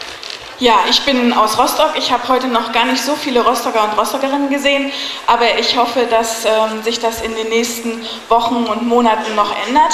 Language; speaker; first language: German; native; German